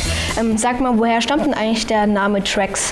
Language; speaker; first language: German; native; German